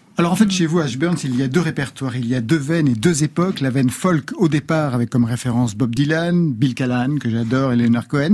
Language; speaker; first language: French; native; French